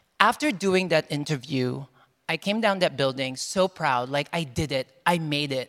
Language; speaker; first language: English; non-native, local second language; Filipino